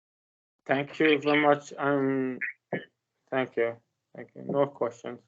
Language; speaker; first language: English; non-native, learner; Arabic